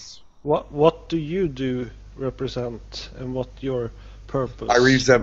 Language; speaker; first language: English; non-native, learner; Swedish